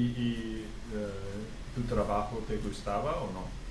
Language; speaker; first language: Spanish; non-native, fluent; English